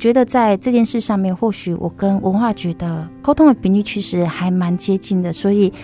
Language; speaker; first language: Chinese; native; Chinese